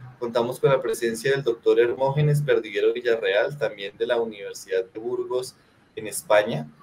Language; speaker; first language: Spanish; native; Spanish